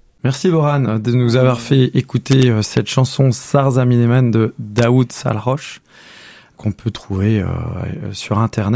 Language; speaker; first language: French; native; French